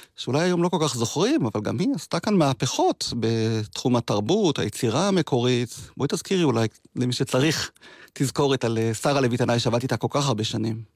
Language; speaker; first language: Hebrew; native; Hebrew